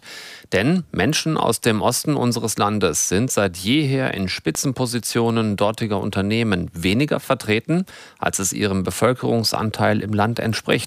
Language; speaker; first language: German; native; German